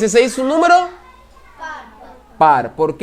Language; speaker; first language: Spanish; native; Spanish